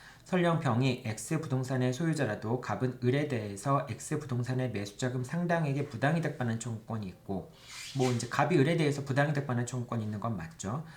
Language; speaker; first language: Korean; native; Korean